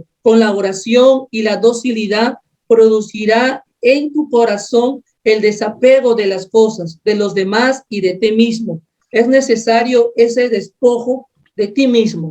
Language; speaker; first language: Spanish; native; Spanish